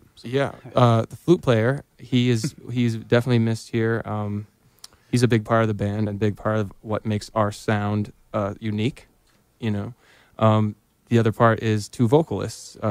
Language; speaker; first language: English; native; English